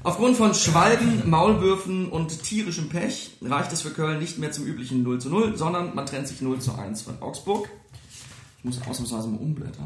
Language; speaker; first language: German; native; German